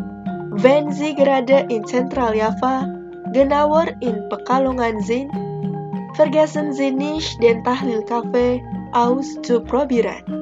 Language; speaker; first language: German; non-native, fluent; Indonesian